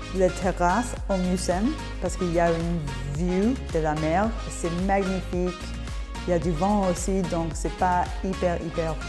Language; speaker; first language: French; non-native, fluent; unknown